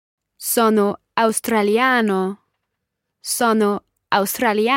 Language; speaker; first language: Italian; non-native, learner; English